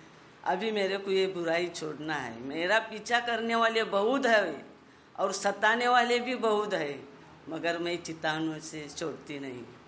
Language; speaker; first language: Hindi; non-native, local second language; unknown